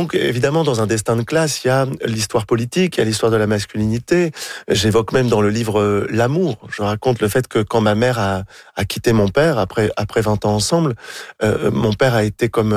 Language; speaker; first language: French; native; French